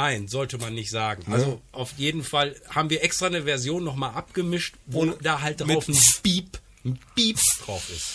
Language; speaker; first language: German; native; German